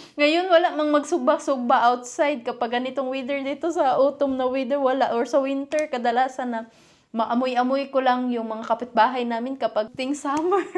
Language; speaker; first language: Filipino; non-native, local second language; Cebuano